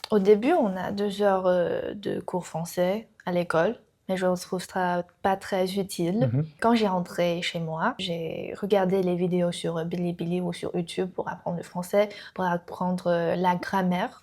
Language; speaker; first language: French; non-native, learner; Chinese